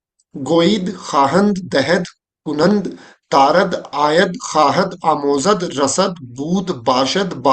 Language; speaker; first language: Persian; non-native, learner; Urdu